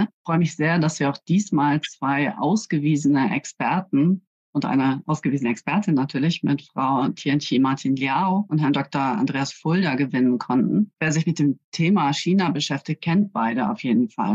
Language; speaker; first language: German; native; German